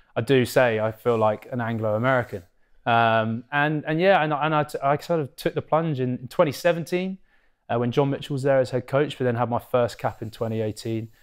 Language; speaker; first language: English; native; English